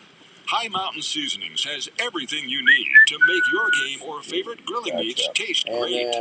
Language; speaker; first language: English; native; English